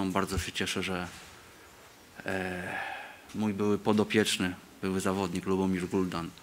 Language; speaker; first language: Polish; native; Polish